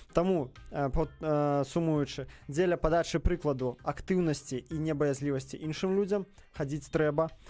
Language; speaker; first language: Belarusian; native; Belarusian